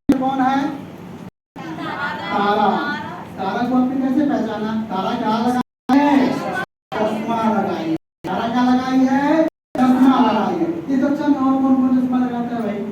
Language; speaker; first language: Hindi; native; Hindi